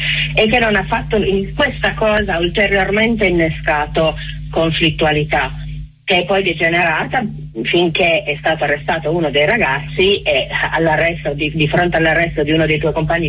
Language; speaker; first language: Italian; native; Italian